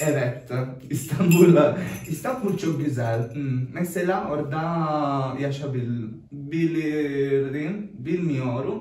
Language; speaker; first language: Turkish; non-native, learner; Italian